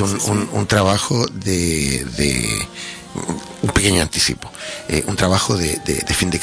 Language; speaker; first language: Spanish; native; Spanish